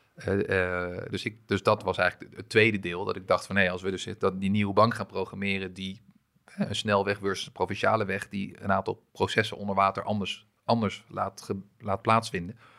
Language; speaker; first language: Dutch; early bilingual, other home language; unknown